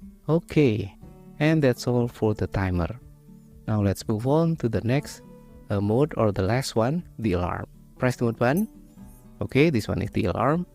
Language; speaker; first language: English; non-native, fluent; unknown